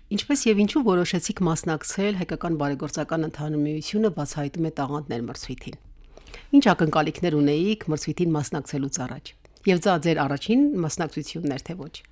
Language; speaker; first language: Armenian; native; Armenian